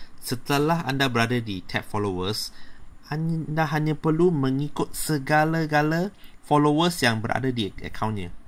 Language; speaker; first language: Malay; native; Malay